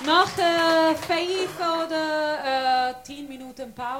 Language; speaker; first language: Dutch; non-native, learner; Italian